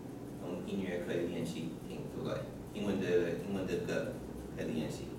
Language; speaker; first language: Chinese; non-native, learner; English